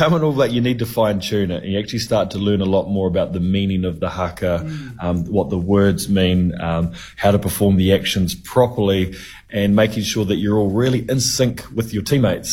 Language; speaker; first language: English; native; English